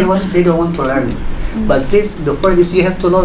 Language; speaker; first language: English; non-native, learner; Indonesian